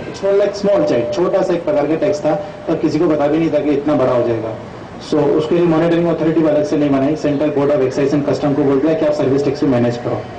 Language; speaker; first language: Hindi; non-native, local second language; Sindhi